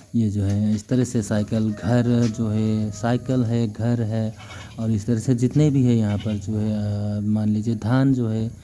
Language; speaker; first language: Hindi; non-native, local second language; Nepali